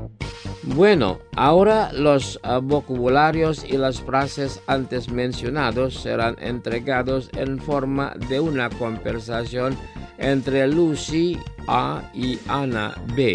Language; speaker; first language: Spanish; non-native, fluent; Indonesian